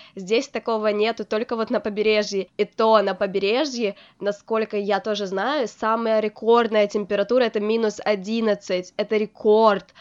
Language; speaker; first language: Russian; native; Russian